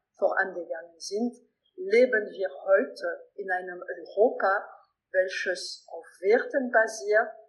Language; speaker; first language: German; non-native, local second language; French